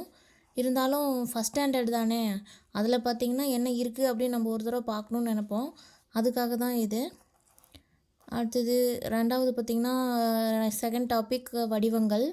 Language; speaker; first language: Tamil; native; Tamil